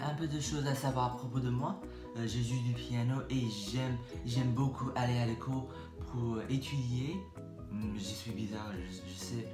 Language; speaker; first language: French; non-native, learner; English